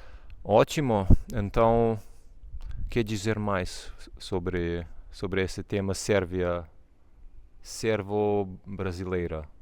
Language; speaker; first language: Portuguese; non-native, fluent; Serbian